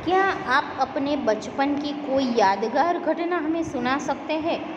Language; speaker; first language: Hindi; non-native, local second language; Gujarati